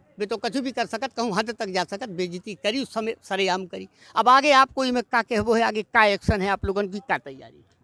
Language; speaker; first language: Hindi; native; Hindi